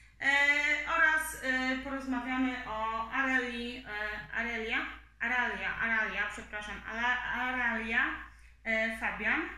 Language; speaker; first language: Polish; native; Polish